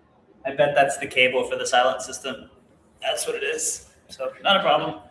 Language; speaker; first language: English; native; English